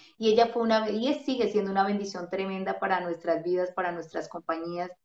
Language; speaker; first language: Spanish; native; Spanish